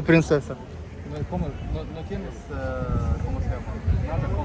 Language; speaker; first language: Spanish; non-native, learner; Russian